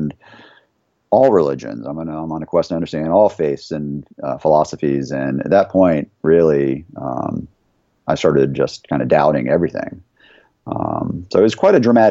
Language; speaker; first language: English; native; English